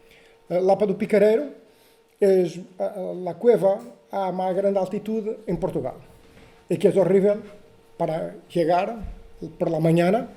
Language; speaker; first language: Spanish; non-native, learner; Portuguese